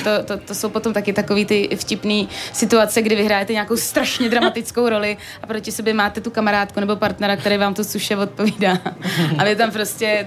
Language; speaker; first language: Czech; native; Czech